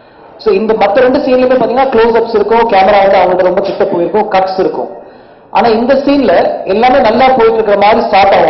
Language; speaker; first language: Tamil; native; Tamil